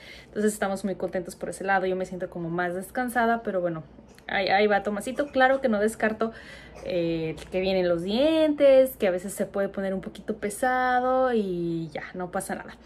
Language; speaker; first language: Spanish; native; Spanish